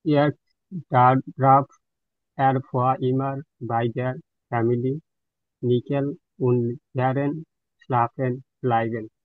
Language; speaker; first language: German; non-native, learner; Bangla